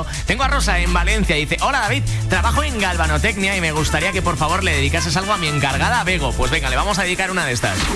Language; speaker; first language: Spanish; native; Spanish